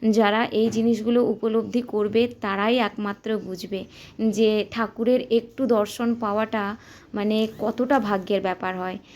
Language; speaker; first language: Bangla; non-native, local second language; Santali